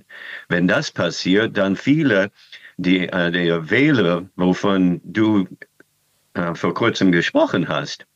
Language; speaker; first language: German; non-native, fluent; English